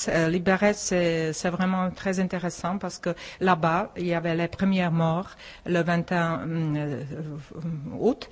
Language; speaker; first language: French; non-native, fluent; Czech